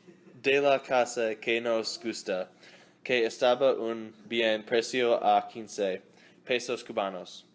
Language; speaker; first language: Spanish; non-native, learner; English